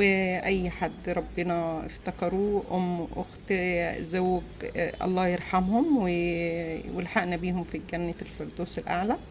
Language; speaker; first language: Arabic; native; Arabic